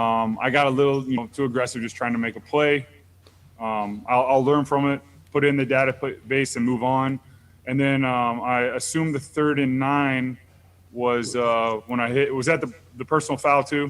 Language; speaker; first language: English; native; English